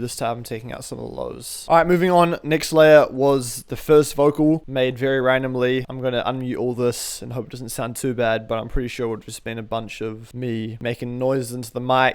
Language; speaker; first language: English; native; English